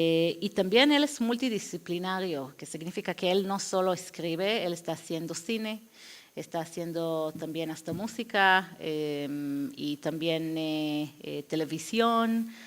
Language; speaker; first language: Spanish; non-native, fluent; Hebrew